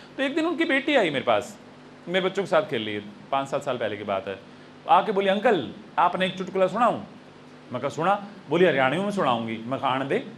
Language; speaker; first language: Hindi; native; Hindi